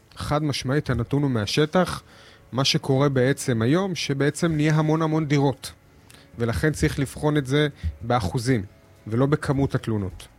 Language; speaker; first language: Hebrew; native; Hebrew